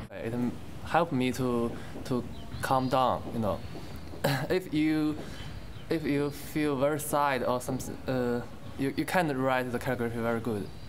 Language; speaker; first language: English; non-native, learner; Chinese